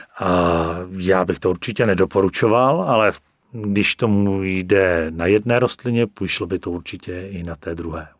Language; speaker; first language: Czech; native; Czech